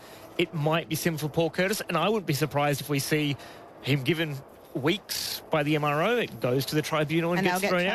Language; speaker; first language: English; native; English